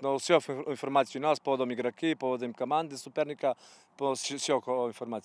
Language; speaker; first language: Russian; non-native, learner; Serbian